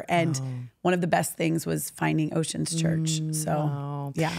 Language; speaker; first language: English; native; English